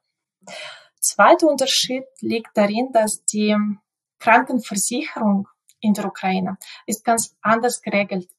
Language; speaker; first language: German; non-native, fluent; Ukrainian